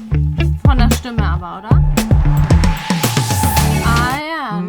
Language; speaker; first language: German; native; German